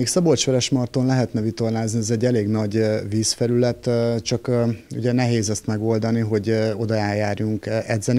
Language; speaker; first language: Hungarian; native; Hungarian